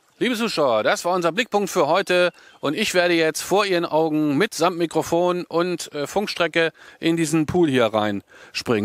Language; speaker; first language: German; native; German